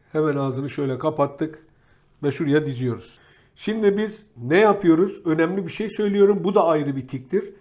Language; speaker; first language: Turkish; native; Turkish